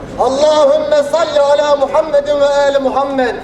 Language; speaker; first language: Turkish; native; Turkish